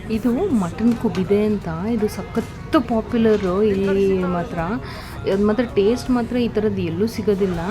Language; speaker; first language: Kannada; native; Kannada